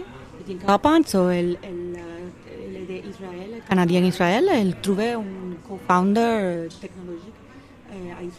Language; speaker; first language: French; non-native, learner; Spanish